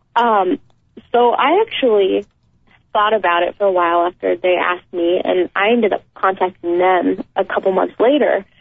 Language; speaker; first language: English; native; English